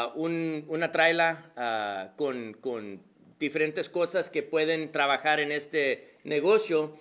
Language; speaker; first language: Spanish; early bilingual, other home language; English